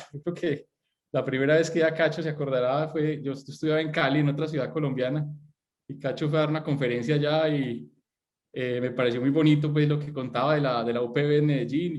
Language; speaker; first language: Spanish; native; Spanish